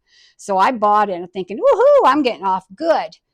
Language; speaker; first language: English; native; English